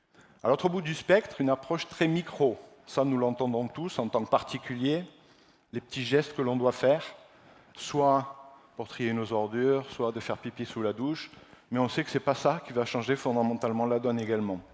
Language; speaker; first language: French; native; French